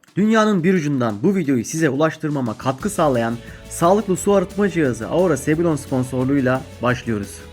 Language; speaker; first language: Turkish; native; Turkish